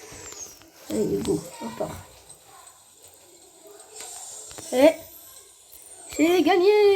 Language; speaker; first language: French; native; French